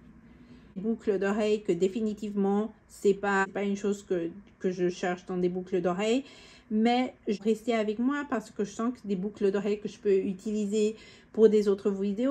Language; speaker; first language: French; non-native, fluent; Spanish